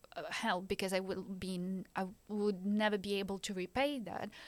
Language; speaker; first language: English; non-native, fluent; Ukrainian